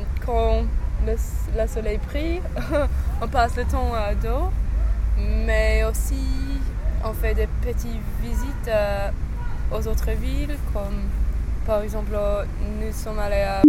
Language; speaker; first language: French; non-native, fluent; English